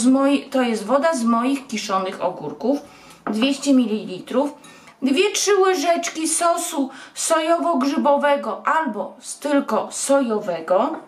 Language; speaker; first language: Polish; native; Polish